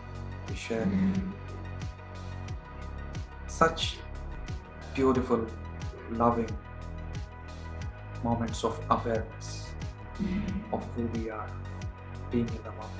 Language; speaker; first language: English; non-native, local second language; Hindi